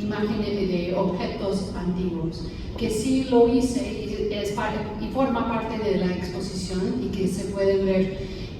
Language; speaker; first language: Spanish; non-native, fluent; English